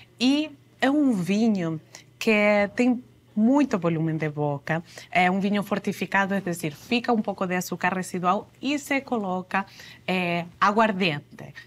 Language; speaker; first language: Portuguese; non-native, fluent; Spanish